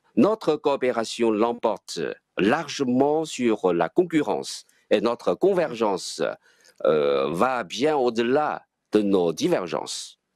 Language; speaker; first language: French; non-native, fluent; Chinese